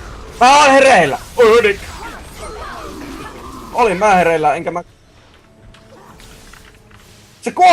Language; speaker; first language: Finnish; native; Finnish